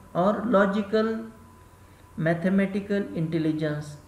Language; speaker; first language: Hindi; non-native, local second language; Marathi